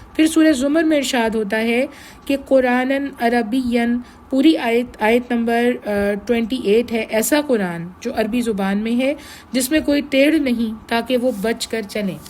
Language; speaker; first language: Urdu; native; Urdu